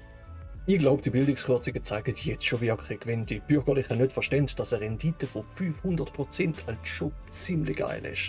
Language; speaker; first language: German; native; German